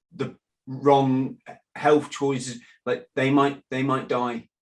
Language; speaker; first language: English; native; English